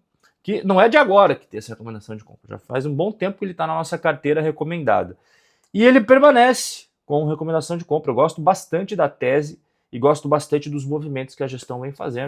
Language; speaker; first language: Portuguese; native; Portuguese